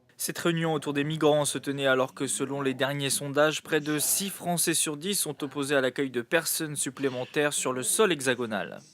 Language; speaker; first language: French; native; French